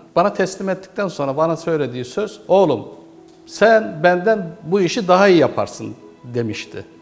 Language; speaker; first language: Turkish; native; Turkish